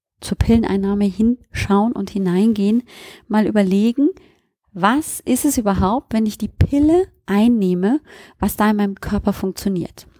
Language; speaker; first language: German; native; German